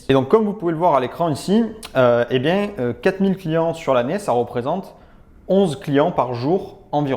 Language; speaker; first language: French; native; French